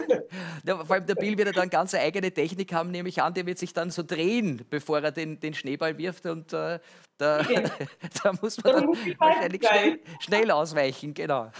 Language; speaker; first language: German; native; German